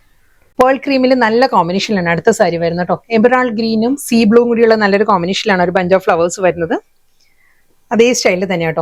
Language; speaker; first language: Malayalam; native; Malayalam